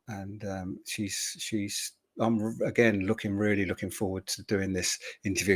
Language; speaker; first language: English; native; English